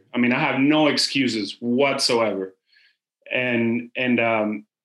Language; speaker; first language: English; non-native, fluent; Spanish